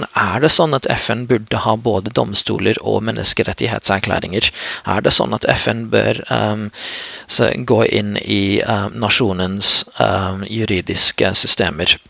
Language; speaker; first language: Norwegian; non-native, fluent; English